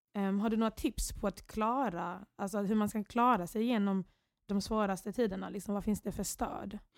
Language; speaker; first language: Swedish; early bilingual, other home language; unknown